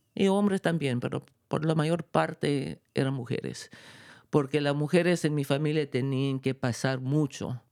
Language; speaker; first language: Spanish; early bilingual, heritage; Spanish